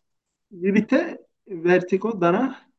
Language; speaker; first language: German; non-native, fluent; Turkish